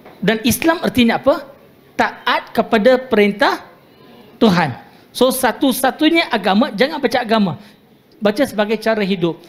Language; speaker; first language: Malay; non-native, local second language; Tamil